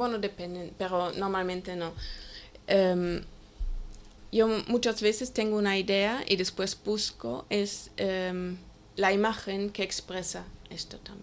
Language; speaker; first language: Spanish; non-native, fluent; German